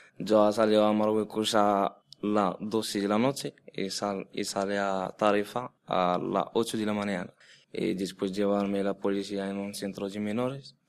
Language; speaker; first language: Spanish; non-native, learner; Arabic